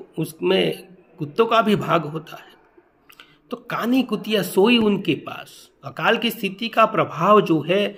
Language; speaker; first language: Hindi; non-native, local second language; Gujarati